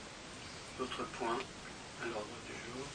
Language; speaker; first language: French; native; French